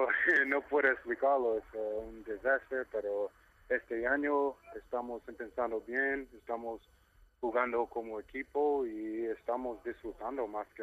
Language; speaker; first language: Spanish; non-native, learner; English